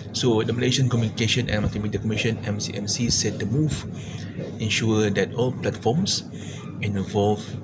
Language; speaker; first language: English; non-native, local second language; Malay